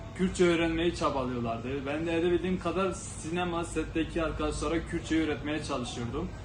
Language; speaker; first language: Turkish; non-native, local second language; Kurdish